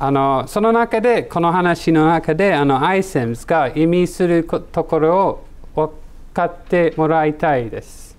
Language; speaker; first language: Japanese; non-native, learner; English